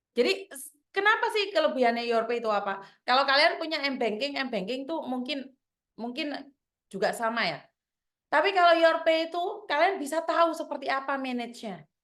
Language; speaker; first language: Indonesian; non-native, local second language; Javanese